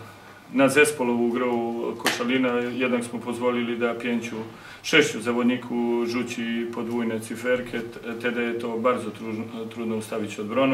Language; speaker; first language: Polish; non-native, learner; Serbian